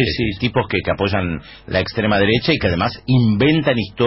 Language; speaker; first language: Spanish; native; Spanish